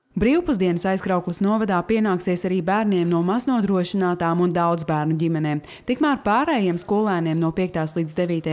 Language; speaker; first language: Latvian; native; Latvian